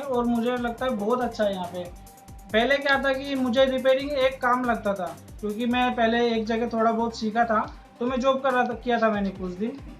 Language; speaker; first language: Hindi; native; Hindi